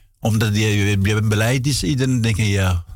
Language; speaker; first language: Dutch; non-native, learner; Persian